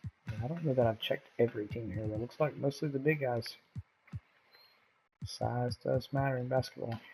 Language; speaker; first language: English; native; English